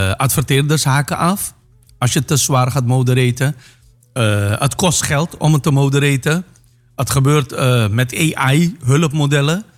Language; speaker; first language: Dutch; non-native, local second language; Caribbean Hindustani